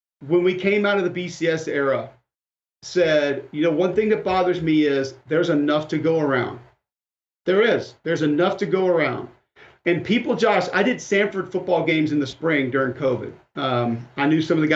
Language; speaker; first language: English; native; English